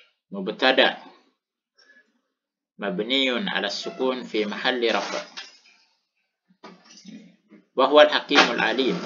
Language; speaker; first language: Arabic; non-native, fluent; Indonesian